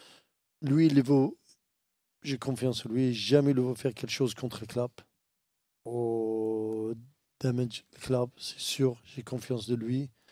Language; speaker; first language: French; non-native, learner; Arabic